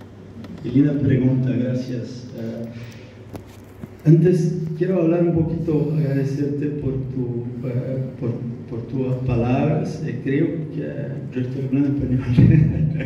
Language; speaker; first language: Spanish; non-native, learner; Portuguese